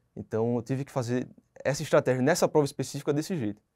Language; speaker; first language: Portuguese; native; Portuguese